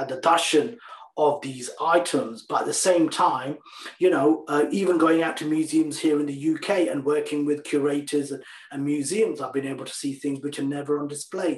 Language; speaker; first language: English; native; English